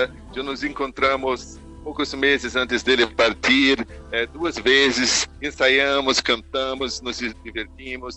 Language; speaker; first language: Spanish; non-native, learner; Portuguese